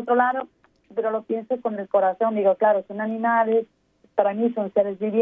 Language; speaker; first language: Spanish; native; Spanish